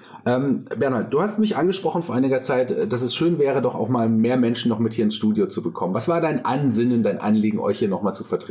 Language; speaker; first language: German; native; German